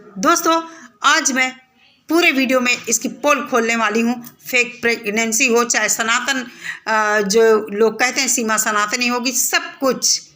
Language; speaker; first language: Hindi; native; Hindi